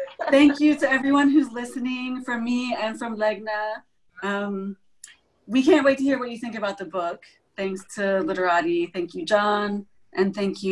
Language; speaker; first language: English; native; English